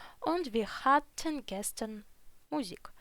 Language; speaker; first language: German; non-native, fluent; Ukrainian